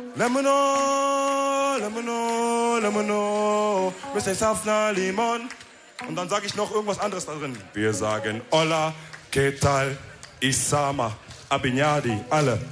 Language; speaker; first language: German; early bilingual, other home language; Wolof